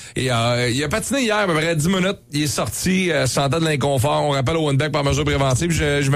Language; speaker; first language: French; native; French